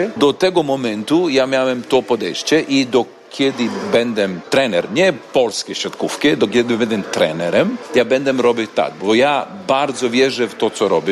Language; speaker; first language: Polish; non-native, learner; Serbian